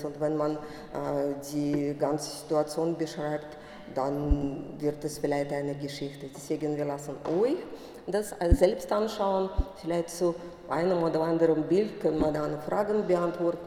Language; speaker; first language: German; non-native, fluent; Russian